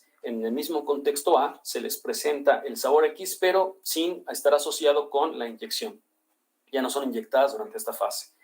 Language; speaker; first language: Spanish; native; Spanish